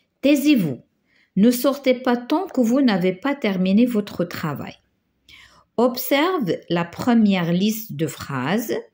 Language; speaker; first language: French; non-native, local second language; Arabic